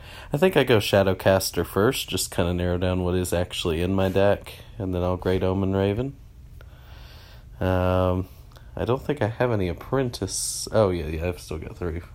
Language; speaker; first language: English; native; English